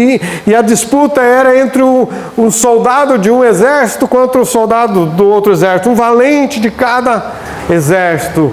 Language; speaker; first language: Portuguese; native; Portuguese